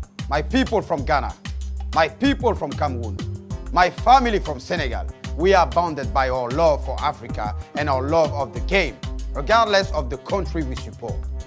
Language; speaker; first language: English; non-native, fluent; French